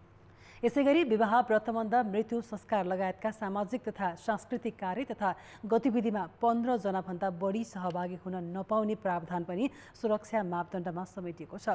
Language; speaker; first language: Nepali; native; Nepali